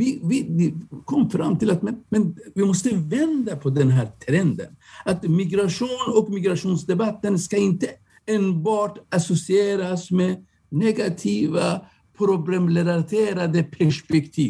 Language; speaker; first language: Swedish; non-native, fluent; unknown